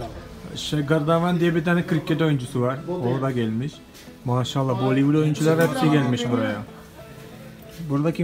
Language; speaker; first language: Turkish; non-native, fluent; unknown